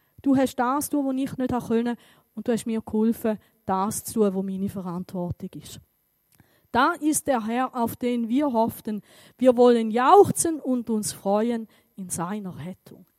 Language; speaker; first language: German; native; German